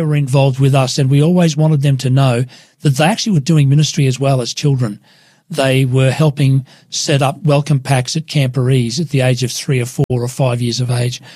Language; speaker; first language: English; native; English